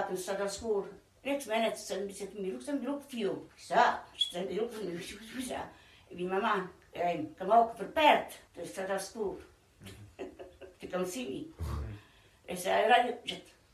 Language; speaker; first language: English; non-native, learner; Italian